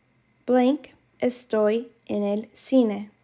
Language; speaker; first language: Spanish; non-native, fluent; English